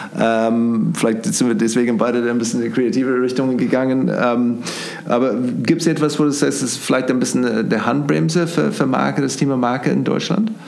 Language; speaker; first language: German; non-native, fluent; English